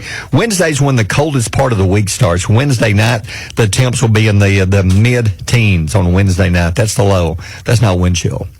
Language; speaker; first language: English; native; English